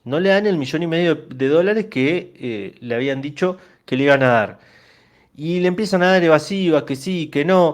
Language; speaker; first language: Spanish; native; Spanish